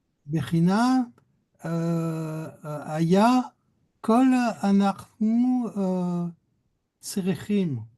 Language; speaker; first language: Hebrew; non-native, learner; French